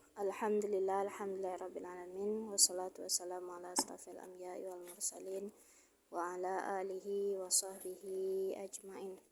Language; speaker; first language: Malay; non-native, local second language; Minangkabau